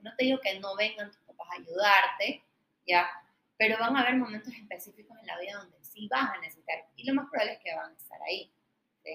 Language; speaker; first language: Spanish; native; Spanish